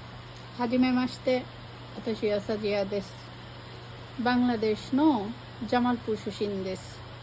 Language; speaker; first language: Japanese; non-native, learner; Bangla